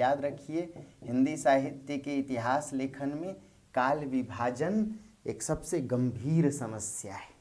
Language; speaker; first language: Hindi; native; Hindi